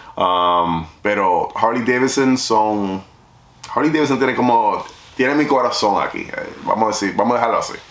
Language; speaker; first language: Spanish; native; Spanish